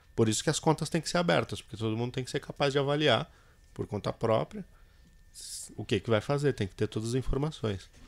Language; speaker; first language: Portuguese; native; Portuguese